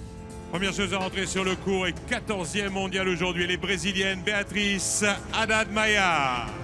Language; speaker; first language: French; native; French